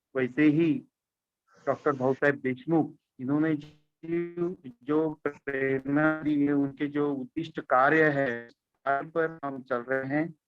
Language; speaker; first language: Hindi; non-native, local second language; Marathi